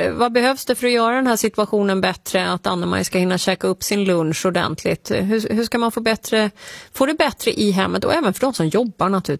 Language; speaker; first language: Swedish; native; Swedish